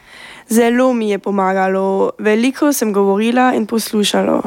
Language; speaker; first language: Slovenian; non-native, learner; German